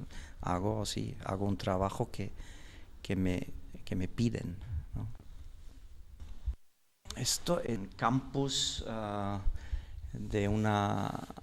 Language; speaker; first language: Spanish; non-native, fluent; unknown